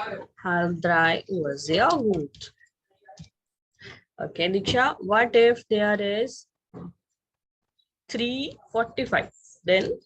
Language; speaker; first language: German; non-native, fluent; Hindi